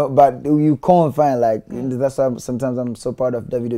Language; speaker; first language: English; non-native, local second language; Swahili